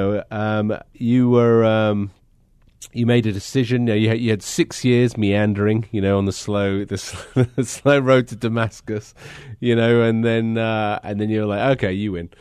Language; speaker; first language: English; native; English